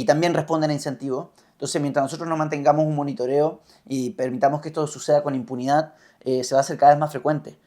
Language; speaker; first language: Spanish; native; Spanish